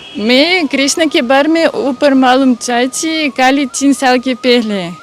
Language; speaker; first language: Hindi; non-native, learner; Russian